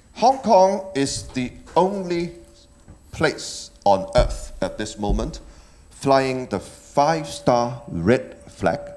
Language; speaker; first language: English; non-native, local second language; Cantonese